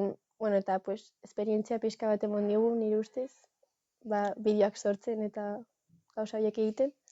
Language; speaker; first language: Basque; non-native, local second language; Spanish